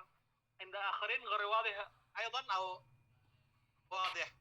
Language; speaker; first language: Arabic; non-native, fluent; Indonesian